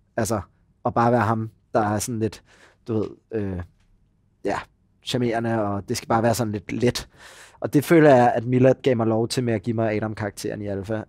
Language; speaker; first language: Danish; native; Danish